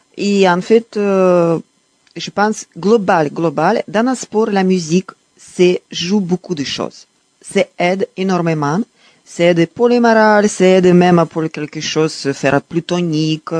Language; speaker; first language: French; non-native, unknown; Russian